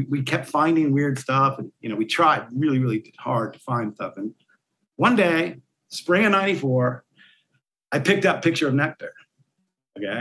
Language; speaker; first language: English; native; English